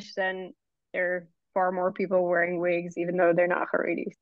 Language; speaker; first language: English; native; English